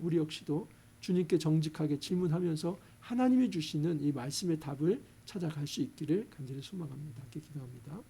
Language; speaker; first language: Korean; native; Korean